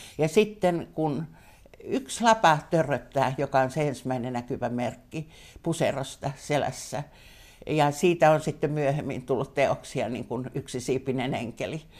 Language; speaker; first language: Finnish; native; Finnish